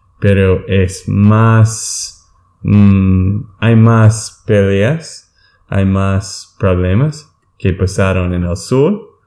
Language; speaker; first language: Spanish; non-native, learner; English